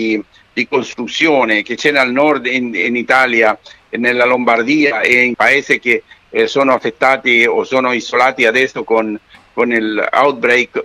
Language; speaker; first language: Italian; non-native, fluent; Spanish